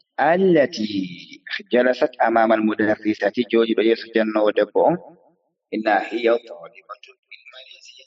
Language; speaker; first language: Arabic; non-native, fluent; Fula